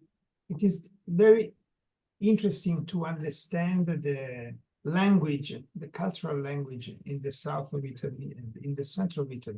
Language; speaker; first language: English; non-native, learner; Italian